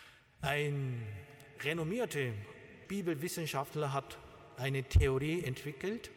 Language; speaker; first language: German; non-native, learner; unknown